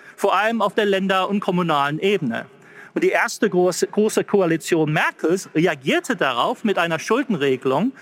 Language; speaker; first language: German; non-native, fluent; English